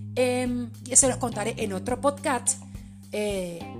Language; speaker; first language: Spanish; early bilingual, other home language; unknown